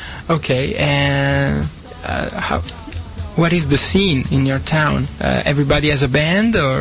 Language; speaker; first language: English; non-native, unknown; Italian